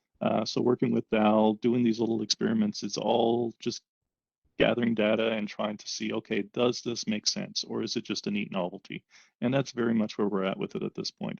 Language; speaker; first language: English; native; English